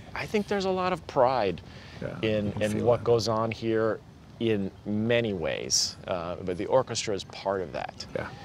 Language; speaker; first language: English; native; English